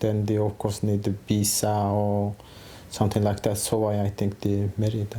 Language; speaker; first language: English; non-native, fluent; Mongolian